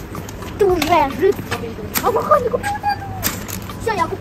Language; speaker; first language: Russian; non-native, local second language; Kazakh